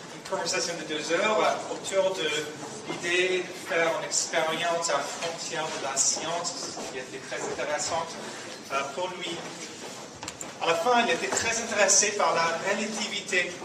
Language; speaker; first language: French; non-native, fluent; English